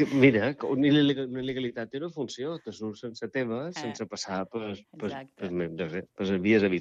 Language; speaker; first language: Catalan; native; Catalan